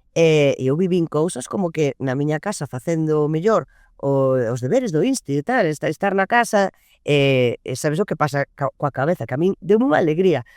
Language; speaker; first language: Galician; non-native, local second language; Spanish